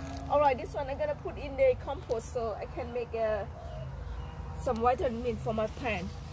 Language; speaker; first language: English; non-native, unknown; Thai